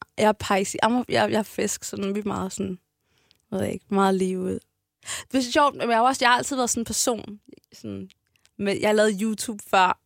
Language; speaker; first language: Danish; early bilingual, other home language; Tigrinya